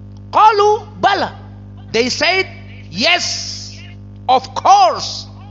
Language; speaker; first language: English; non-native, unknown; Indonesian